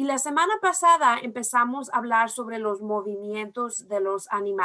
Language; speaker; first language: Spanish; early bilingual, heritage; Spanish